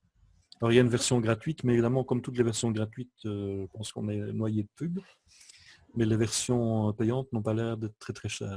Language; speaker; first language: French; native; French